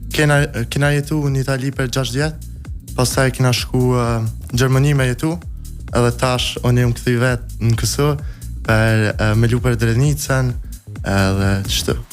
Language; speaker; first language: Albanian; early bilingual, heritage; Albanian